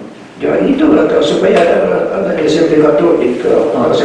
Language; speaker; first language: Indonesian; non-native, fluent; Hungarian